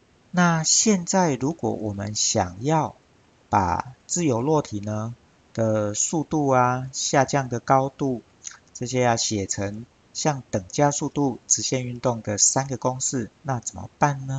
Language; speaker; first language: Chinese; native; Chinese